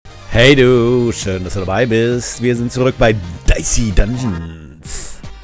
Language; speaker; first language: German; native; German